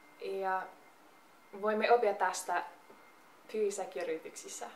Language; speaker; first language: Finnish; non-native, fluent; English